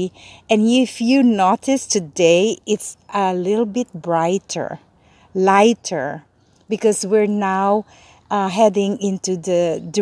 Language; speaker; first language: English; non-native, local second language; Filipino